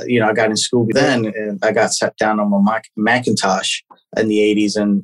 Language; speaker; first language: English; native; English